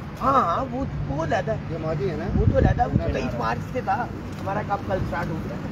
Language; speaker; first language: Hindi; non-native, local second language; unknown